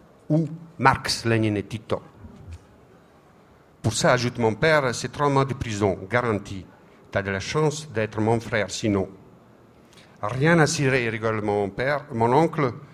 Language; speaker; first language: French; non-native, fluent; Serbian